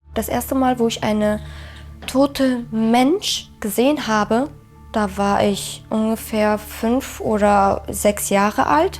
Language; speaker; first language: German; early bilingual, other home language; Arabic